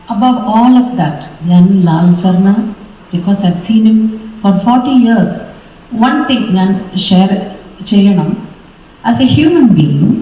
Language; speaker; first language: English; non-native, local second language; Malayalam